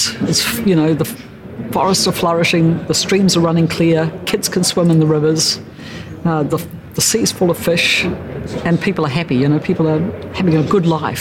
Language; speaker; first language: English; native; English